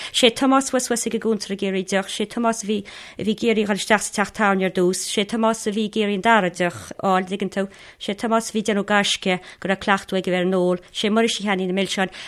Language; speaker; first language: Irish; native; Irish